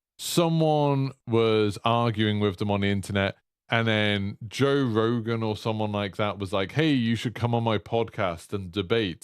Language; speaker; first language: English; native; English